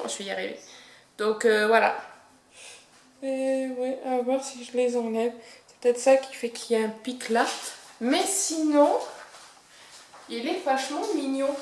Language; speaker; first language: French; native; French